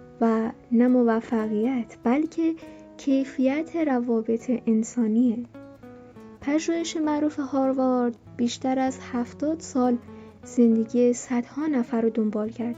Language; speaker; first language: Persian; native; Persian